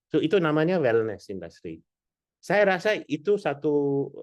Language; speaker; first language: Indonesian; non-native, fluent; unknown